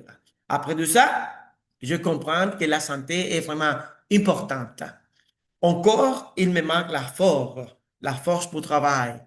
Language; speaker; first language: French; non-native, learner; Spanish